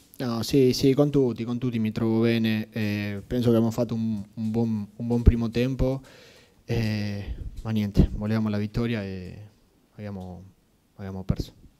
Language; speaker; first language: Italian; non-native, fluent; Spanish